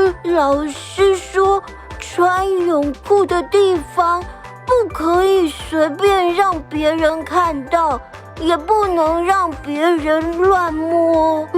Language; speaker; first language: Chinese; native; Chinese